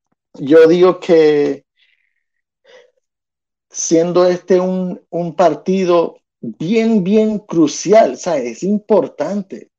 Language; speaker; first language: Spanish; early bilingual, heritage; Spanish